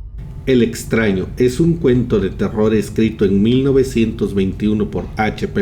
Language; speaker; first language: Spanish; native; Spanish